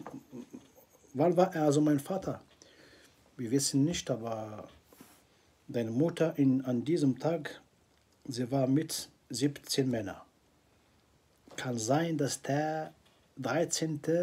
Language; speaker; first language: German; non-native, fluent; Arabic